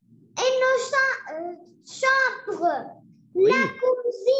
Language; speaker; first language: French; non-native, learner; Arabic